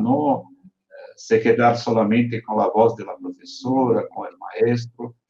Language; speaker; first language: Spanish; non-native, fluent; Portuguese